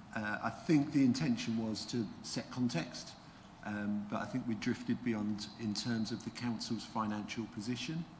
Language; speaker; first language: English; native; English